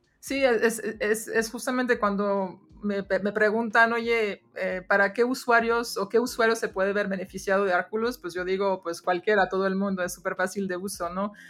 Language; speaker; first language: Spanish; non-native, fluent; French